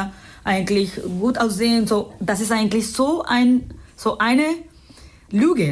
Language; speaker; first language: German; non-native, fluent; Spanish